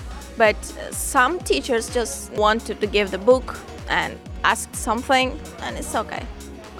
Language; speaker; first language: English; non-native, learner; Turkish